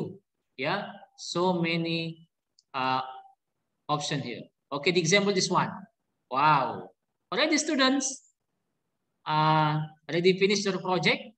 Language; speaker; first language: English; non-native, learner; Indonesian